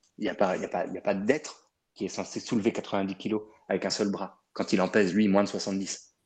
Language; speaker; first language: French; early bilingual, other home language; Arabic